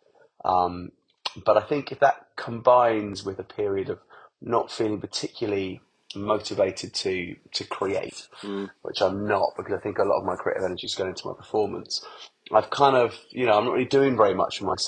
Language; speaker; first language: English; native; English